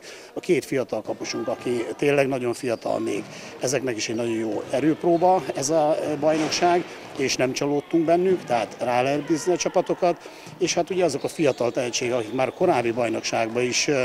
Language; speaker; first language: Hungarian; native; Hungarian